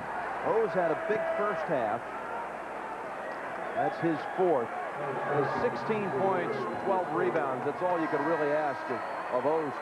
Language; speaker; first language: English; native; English